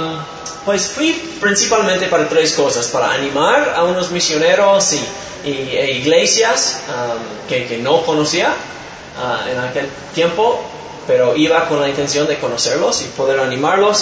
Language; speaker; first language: Spanish; non-native, fluent; English